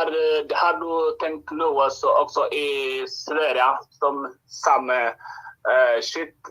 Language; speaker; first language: Swedish; non-native, learner; Norwegian